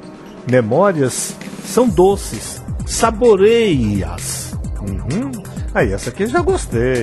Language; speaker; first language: Portuguese; native; Portuguese